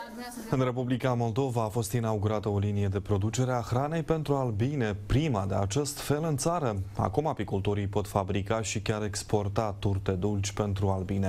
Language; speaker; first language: Romanian; native; Romanian